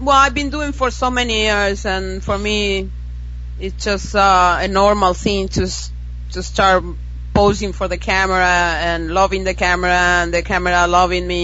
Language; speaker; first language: English; non-native, fluent; Spanish